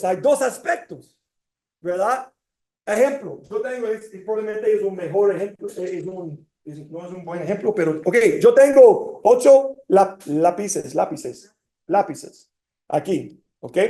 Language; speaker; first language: Spanish; non-native, fluent; English